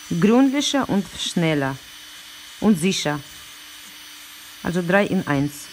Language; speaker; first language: German; non-native, learner; Russian